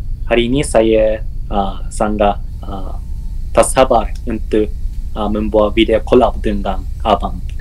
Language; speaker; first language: Malay; non-native, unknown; Japanese